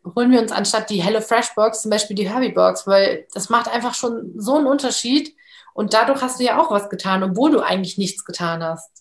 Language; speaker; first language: German; native; German